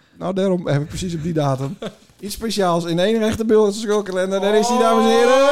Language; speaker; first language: Dutch; native; Dutch